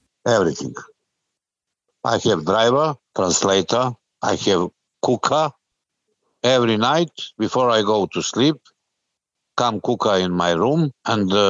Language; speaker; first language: English; non-native, learner; Serbian